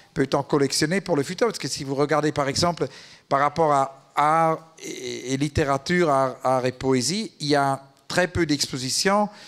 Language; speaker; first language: French; native; French